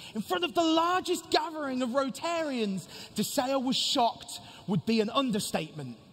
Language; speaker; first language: English; native; English